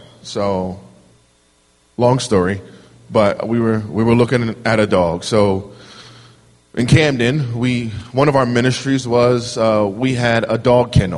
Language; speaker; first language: English; native; English